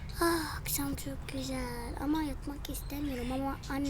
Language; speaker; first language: Turkish; early bilingual, heritage; Turkish